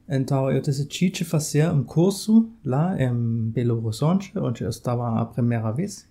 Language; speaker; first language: Portuguese; non-native, fluent; German